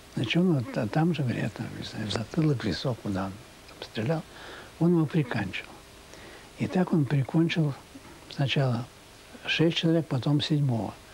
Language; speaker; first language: Russian; native; Russian